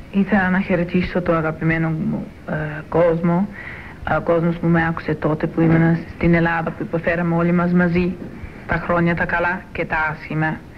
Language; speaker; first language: Greek; early bilingual, heritage; Greek